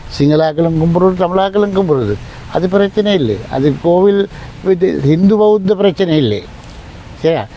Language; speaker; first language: Tamil; non-native, local second language; Sinhala